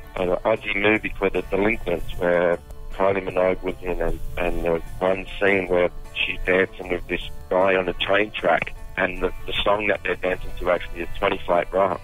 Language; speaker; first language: English; native; English